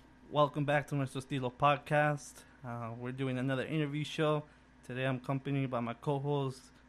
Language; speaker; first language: English; early bilingual, other home language; Spanish